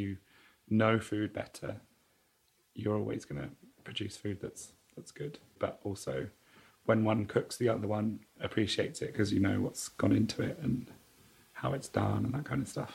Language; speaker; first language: English; native; English